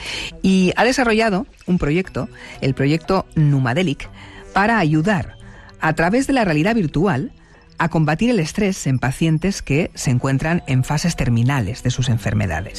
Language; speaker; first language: Spanish; native; Spanish